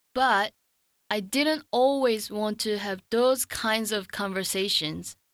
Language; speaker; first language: English; non-native, fluent; Japanese